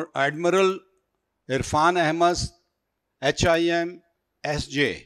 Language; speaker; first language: English; non-native, local second language; Urdu